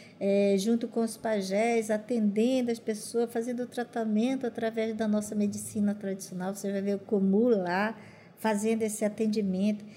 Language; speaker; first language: Portuguese; non-native, local second language; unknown